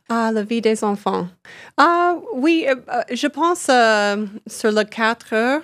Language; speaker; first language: French; non-native, learner; English